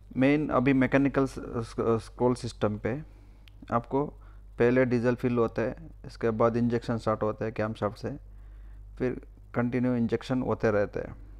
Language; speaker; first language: Hindi; non-native, local second language; Kannada